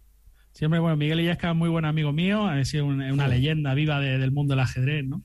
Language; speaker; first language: Spanish; native; Spanish